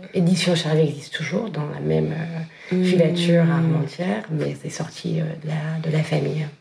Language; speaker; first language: French; native; French